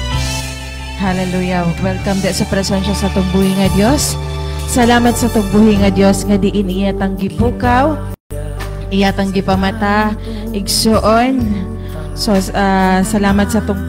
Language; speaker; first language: Cebuano; native; Cebuano